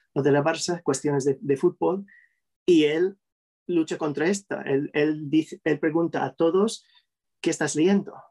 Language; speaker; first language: Spanish; non-native, fluent; English